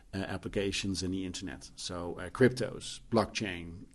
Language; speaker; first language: English; non-native, fluent; Dutch